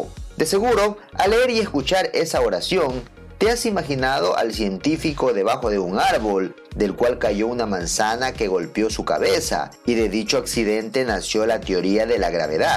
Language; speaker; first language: Spanish; native; Spanish